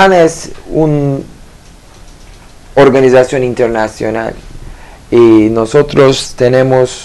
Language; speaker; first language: Spanish; non-native, learner; Turkish